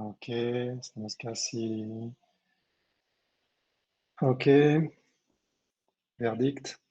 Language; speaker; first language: Spanish; non-native, fluent; French